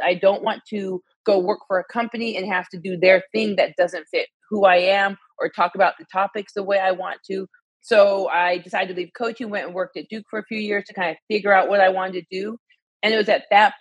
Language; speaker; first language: English; native; English